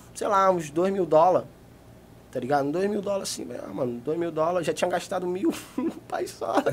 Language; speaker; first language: Portuguese; native; Portuguese